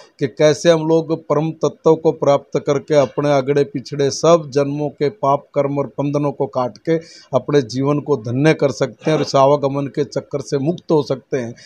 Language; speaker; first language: Hindi; native; Hindi